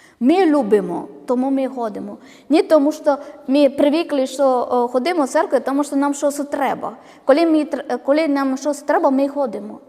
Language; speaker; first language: Ukrainian; non-native, learner; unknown